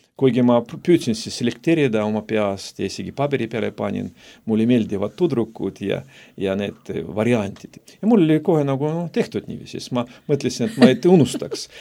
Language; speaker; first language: Estonian; non-native, local second language; Russian